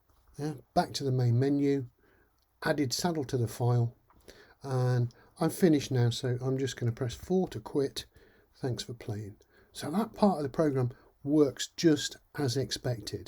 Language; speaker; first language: English; native; English